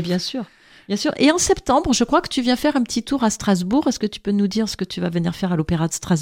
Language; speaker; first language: French; native; French